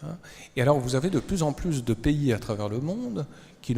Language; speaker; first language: French; native; French